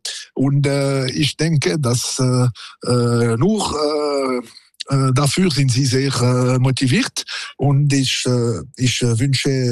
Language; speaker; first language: German; non-native, local second language; French